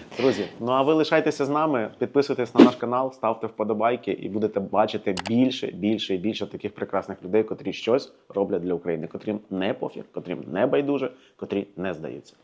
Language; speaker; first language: Ukrainian; native; Ukrainian